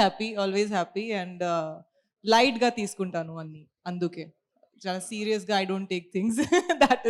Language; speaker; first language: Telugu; non-native, local second language; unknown